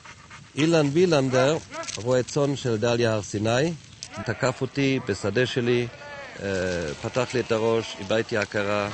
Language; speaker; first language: Hebrew; non-native, fluent; German